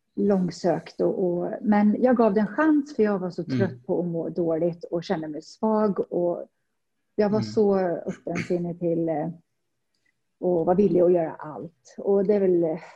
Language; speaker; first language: Swedish; native; Swedish